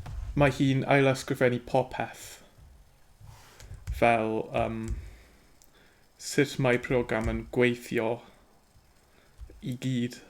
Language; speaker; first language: Welsh; non-native, learner; English